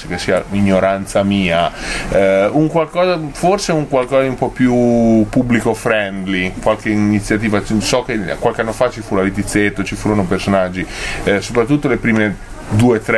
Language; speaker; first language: Italian; native; Italian